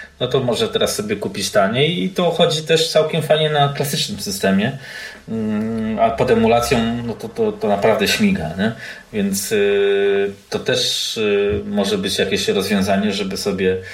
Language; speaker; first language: Polish; native; Polish